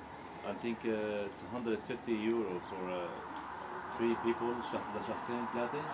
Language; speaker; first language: English; non-native, learner; Arabic